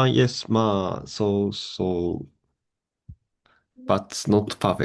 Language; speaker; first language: English; non-native, learner; Japanese